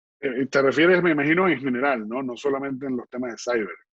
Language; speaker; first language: Spanish; native; Spanish